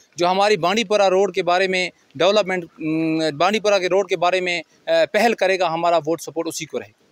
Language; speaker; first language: Urdu; non-native, local second language; Kashmiri